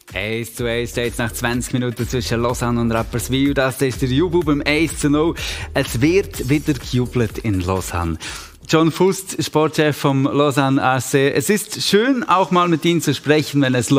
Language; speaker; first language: German; native; German